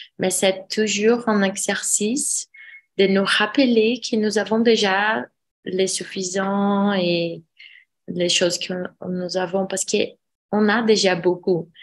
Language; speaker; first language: French; non-native, learner; Portuguese